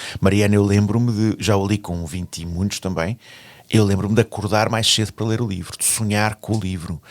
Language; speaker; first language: Portuguese; native; Portuguese